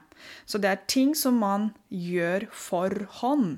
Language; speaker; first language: Norwegian; non-native, fluent; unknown